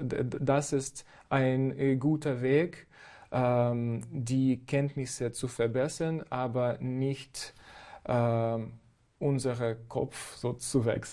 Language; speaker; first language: German; non-native, fluent; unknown